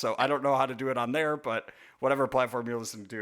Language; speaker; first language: English; native; English